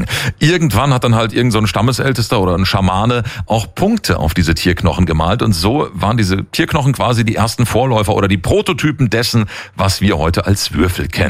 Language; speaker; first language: German; native; German